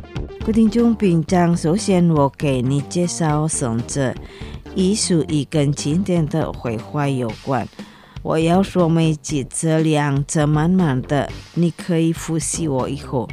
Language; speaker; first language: Chinese; non-native, fluent; Indonesian